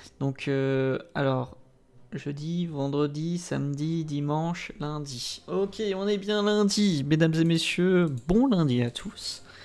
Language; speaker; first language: French; native; French